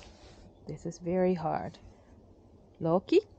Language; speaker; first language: English; non-native, fluent; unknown